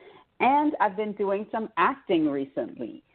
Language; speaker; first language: English; native; English